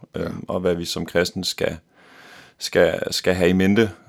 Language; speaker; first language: Danish; native; Danish